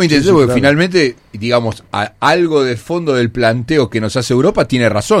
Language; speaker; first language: Spanish; native; Spanish